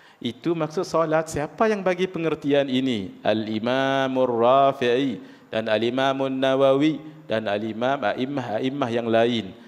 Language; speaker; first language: Malay; native; Malay